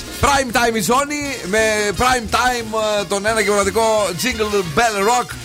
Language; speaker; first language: Greek; native; Greek